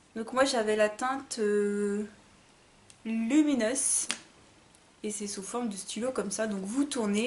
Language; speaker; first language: French; native; French